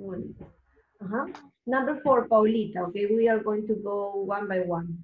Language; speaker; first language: English; non-native, learner; Spanish